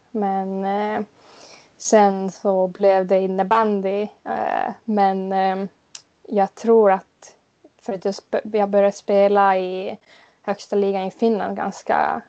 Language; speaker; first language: Swedish; non-native, local second language; Finnish